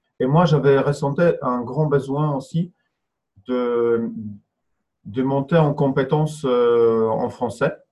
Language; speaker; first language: French; non-native, fluent; Polish